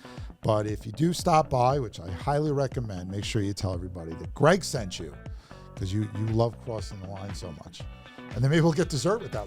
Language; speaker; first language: English; native; English